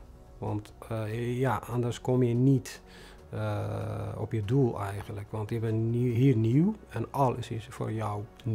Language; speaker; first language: Dutch; non-native, fluent; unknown